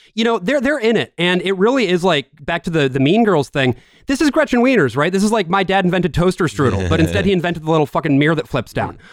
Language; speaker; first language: English; native; English